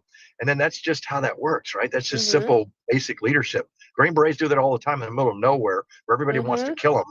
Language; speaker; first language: English; native; English